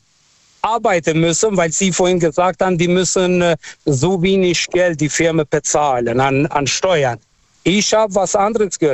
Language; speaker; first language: German; non-native, fluent; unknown